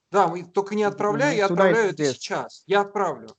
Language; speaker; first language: Russian; native; Russian